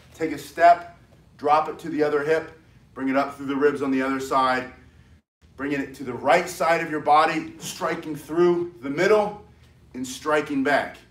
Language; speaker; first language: English; native; English